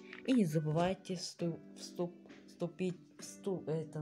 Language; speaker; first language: Russian; native; Russian